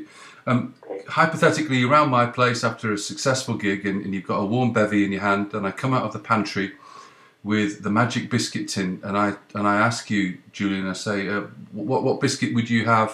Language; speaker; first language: English; native; English